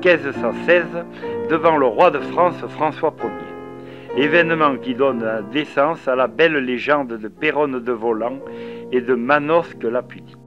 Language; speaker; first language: French; native; French